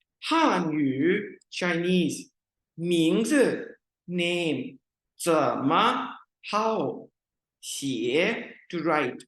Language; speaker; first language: Chinese; non-native, fluent; Urdu